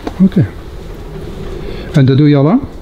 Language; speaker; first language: Dutch; native; Dutch